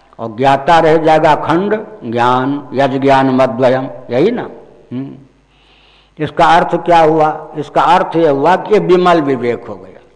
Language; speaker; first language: Hindi; non-native, local second language; Maithili